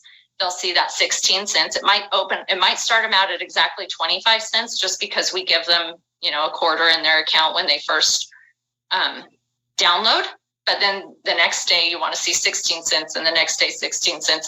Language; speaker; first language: English; native; English